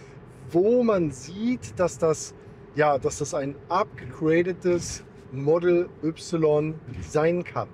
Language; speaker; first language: German; native; German